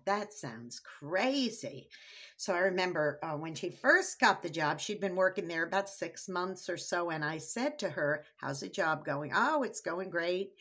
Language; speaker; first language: English; native; English